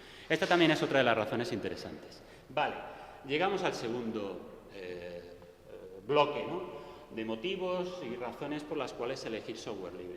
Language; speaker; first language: Spanish; native; Spanish